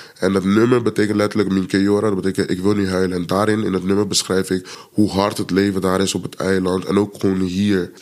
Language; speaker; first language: Dutch; early bilingual, other home language; Papiamento